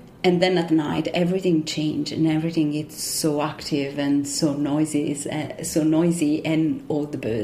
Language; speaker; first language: English; non-native, fluent; Italian